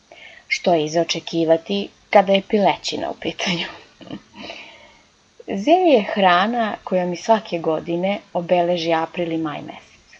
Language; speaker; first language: Serbian; native; Serbian